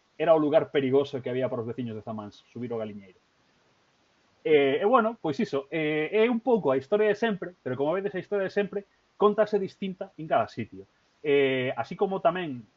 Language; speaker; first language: Galician; native; Galician